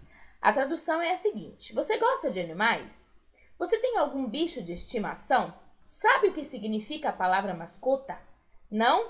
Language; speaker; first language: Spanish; non-native, fluent; Portuguese